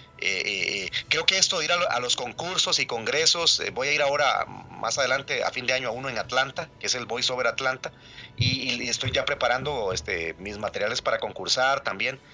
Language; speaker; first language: Spanish; native; Spanish